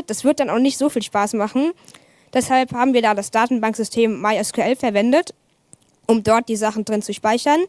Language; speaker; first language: German; native; German